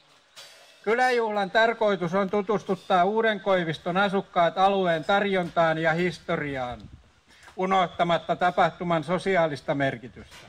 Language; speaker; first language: Finnish; native; Finnish